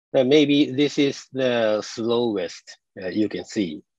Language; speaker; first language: English; non-native, fluent; Japanese